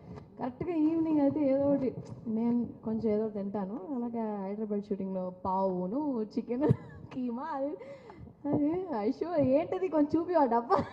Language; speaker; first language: Telugu; early bilingual, heritage; Telugu